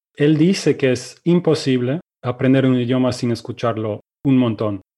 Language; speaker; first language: Spanish; non-native, fluent; Russian